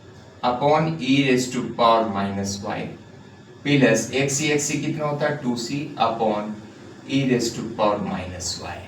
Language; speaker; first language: Hindi; native; Hindi